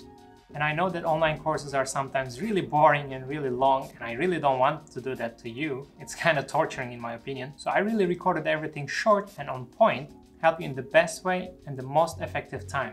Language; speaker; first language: English; non-native, fluent; Turkish